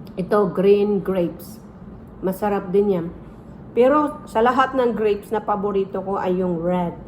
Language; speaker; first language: Filipino; non-native, local second language; Waray